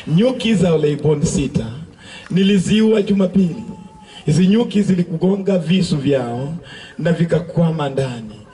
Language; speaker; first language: Swahili; non-native, local second language; Luyia